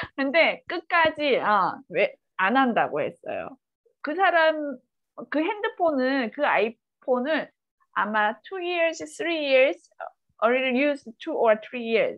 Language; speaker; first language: Korean; native; Korean